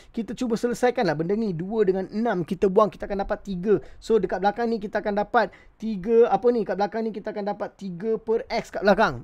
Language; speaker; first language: Malay; non-native, local second language; Tamil